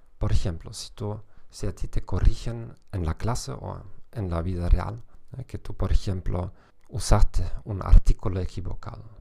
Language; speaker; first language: Spanish; non-native, fluent; German